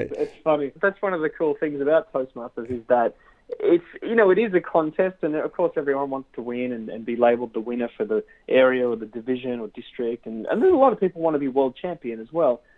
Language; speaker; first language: English; native; English